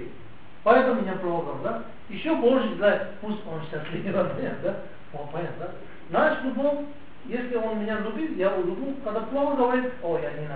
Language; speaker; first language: Russian; non-native, learner; Tibetan